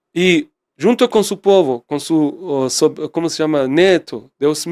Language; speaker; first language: Portuguese; non-native, fluent; Persian